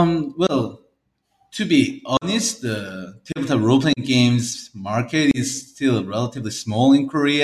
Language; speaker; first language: English; early bilingual, other home language; Korean